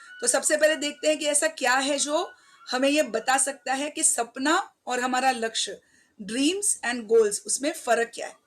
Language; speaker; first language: Hindi; non-native, local second language; Marathi